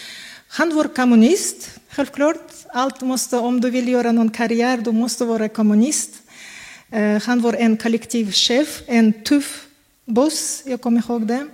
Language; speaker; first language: Swedish; non-native, fluent; Kazakh